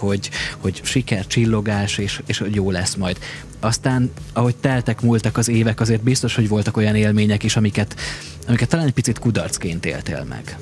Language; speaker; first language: Hungarian; native; Hungarian